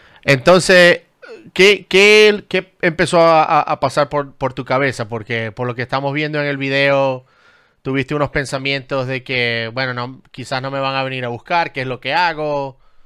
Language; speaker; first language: Spanish; native; Spanish